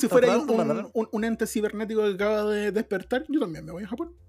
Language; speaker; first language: Spanish; native; Spanish